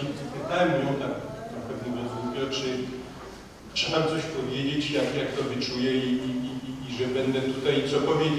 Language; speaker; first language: Polish; early bilingual, heritage; French